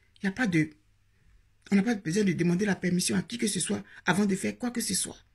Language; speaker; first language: French; native; French